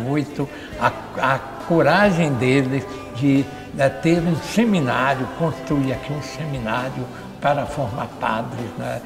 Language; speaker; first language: Portuguese; native; Portuguese